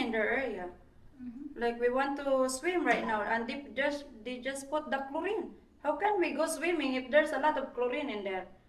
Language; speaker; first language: English; non-native, local second language; Filipino